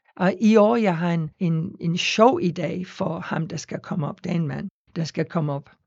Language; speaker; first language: Danish; non-native, fluent; English